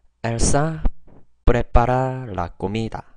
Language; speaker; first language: Spanish; non-native, fluent; Korean